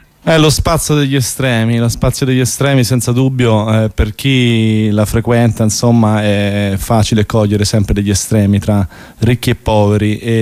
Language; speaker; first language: Italian; native; Italian